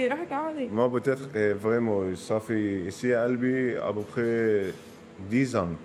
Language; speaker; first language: French; non-native, learner; Arabic